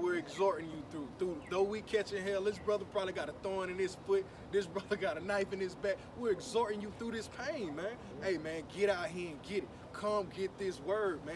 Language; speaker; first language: English; native; English